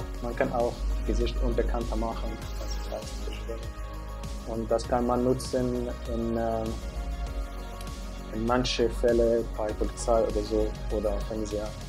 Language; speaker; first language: German; non-native, fluent; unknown